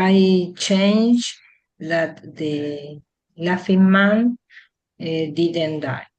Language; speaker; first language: English; non-native, learner; Spanish